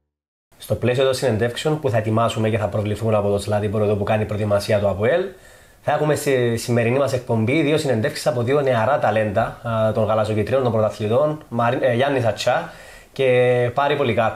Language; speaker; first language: Greek; native; Greek